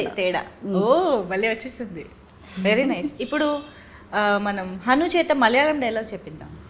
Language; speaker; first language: Telugu; native; Telugu